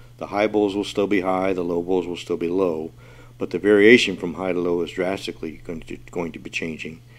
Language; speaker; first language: English; native; English